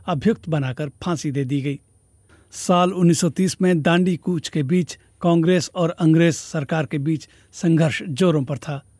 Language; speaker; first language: Hindi; native; Hindi